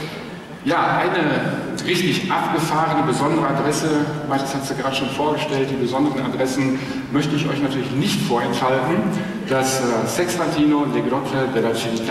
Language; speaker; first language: German; native; German